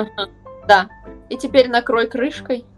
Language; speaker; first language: Russian; native; Russian